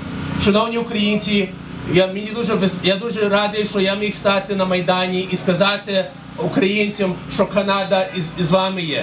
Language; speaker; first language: Ukrainian; early bilingual, heritage; English